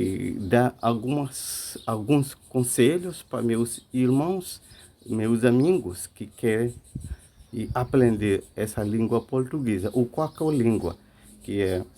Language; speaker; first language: Portuguese; non-native, learner; Haitian Creole